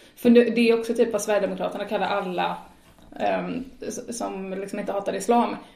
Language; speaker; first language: Swedish; native; Swedish